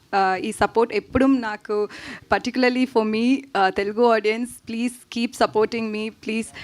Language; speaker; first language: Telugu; non-native, learner; Tamil